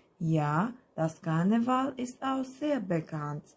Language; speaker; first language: German; non-native, fluent; Turkish